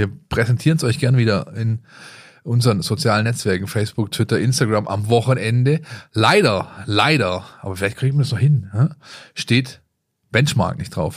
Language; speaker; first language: German; native; German